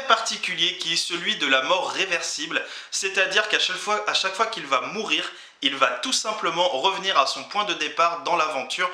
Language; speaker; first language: French; native; French